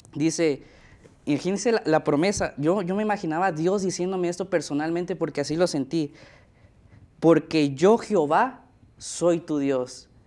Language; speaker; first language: Spanish; native; Spanish